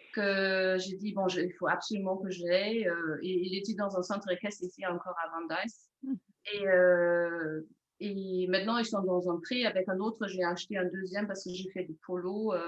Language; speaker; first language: French; non-native, fluent; German